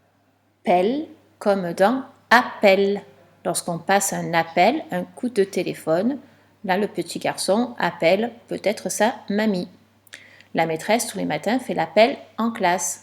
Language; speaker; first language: French; native; French